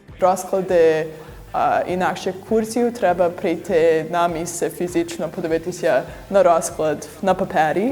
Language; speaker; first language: Ukrainian; early bilingual, heritage; Ukrainian